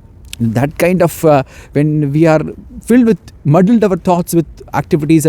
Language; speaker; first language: English; non-native, local second language; Tamil